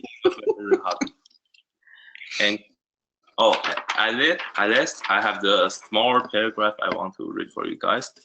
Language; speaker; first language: English; non-native, learner; Chinese